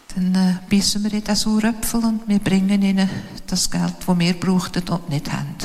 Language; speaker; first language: German; native; German